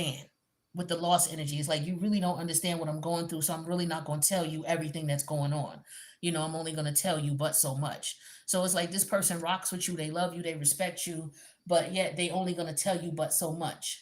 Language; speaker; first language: English; native; English